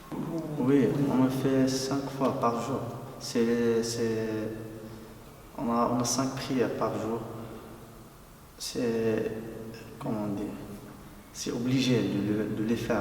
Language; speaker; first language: French; non-native, local second language; Arabic